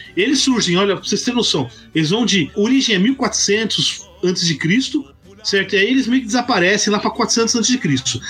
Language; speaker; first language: Portuguese; native; Portuguese